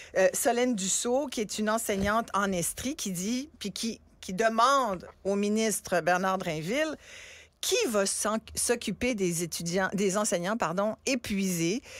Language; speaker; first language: French; early bilingual, other home language; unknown